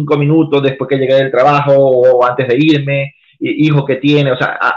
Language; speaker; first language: Spanish; native; Spanish